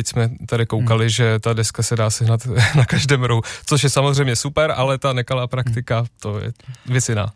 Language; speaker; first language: Czech; native; Czech